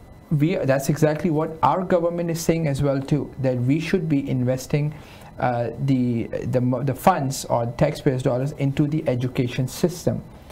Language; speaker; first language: English; non-native, local second language; Hindi